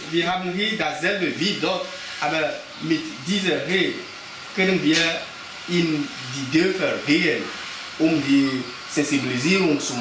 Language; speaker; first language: German; non-native, fluent; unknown